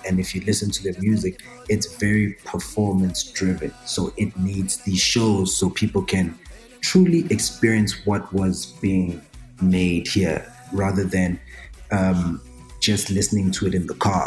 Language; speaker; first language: English; non-native, local second language; Zulu